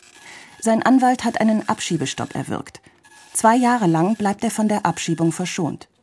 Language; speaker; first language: German; native; German